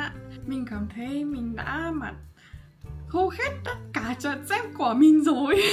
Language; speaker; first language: Vietnamese; non-native, fluent; Russian